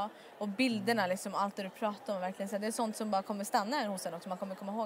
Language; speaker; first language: Swedish; native; Swedish